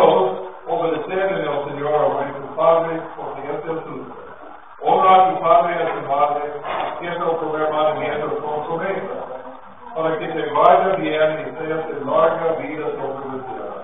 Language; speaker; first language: Spanish; non-native, learner; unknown